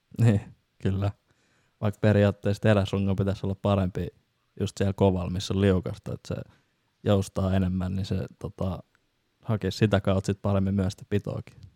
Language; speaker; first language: Finnish; native; Finnish